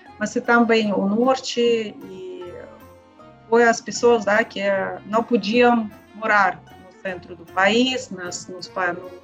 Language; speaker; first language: Portuguese; non-native, learner; Russian